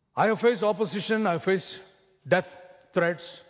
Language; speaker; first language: English; non-native, local second language; Malayalam